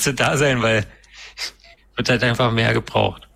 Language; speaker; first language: German; native; German